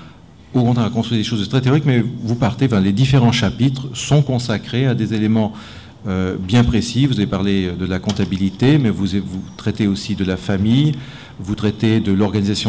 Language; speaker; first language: French; native; French